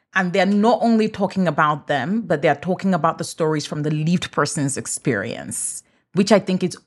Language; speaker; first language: English; native; English